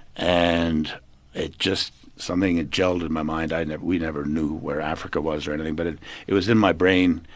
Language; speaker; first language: English; native; English